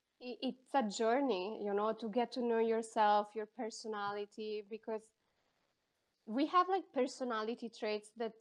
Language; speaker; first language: English; non-native, fluent; Italian